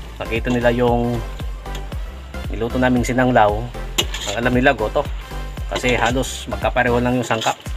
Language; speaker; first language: Filipino; non-native, local second language; Iloko